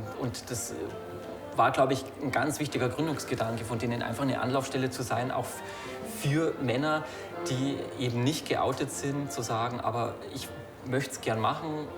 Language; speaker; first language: German; native; German